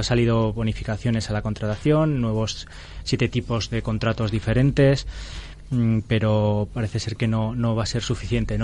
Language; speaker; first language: Spanish; native; Spanish